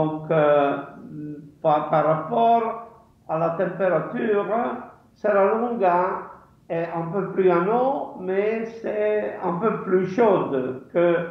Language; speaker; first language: French; non-native, fluent; Italian